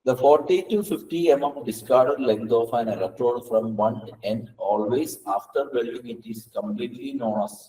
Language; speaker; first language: English; non-native, local second language; Malayalam